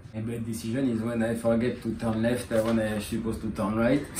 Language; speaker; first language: English; non-native, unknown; French